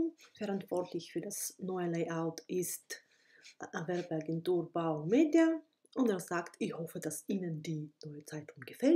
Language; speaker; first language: German; non-native, fluent; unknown